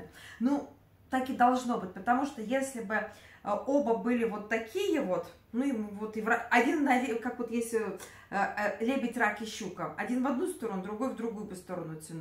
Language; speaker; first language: Russian; native; Russian